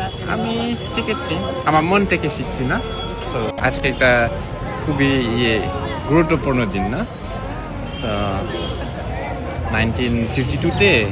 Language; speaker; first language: Bangla; non-native, fluent; French